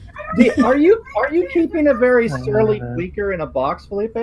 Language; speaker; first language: English; native; English